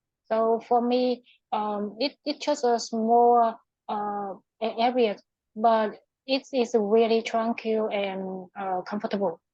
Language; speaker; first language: English; non-native, learner; Vietnamese